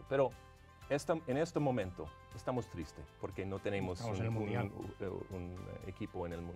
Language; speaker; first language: Spanish; non-native, fluent; English